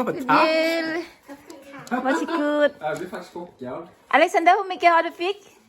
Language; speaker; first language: Swedish; non-native, learner; Thai